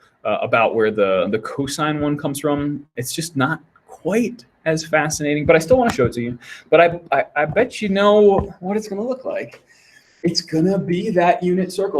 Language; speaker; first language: English; native; English